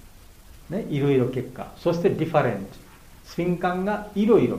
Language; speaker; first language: Japanese; non-native, learner; Bangla